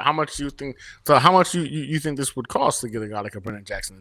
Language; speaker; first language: English; native; English